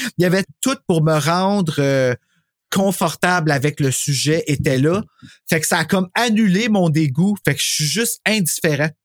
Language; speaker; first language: French; native; French